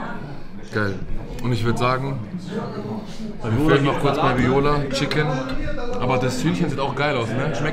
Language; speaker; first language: German; native; German